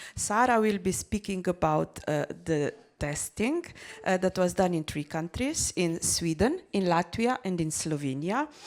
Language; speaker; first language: English; non-native, fluent; Slovenian